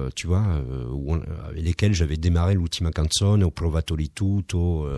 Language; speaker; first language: French; native; French